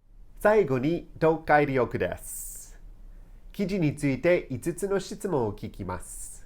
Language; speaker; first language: Japanese; non-native, fluent; English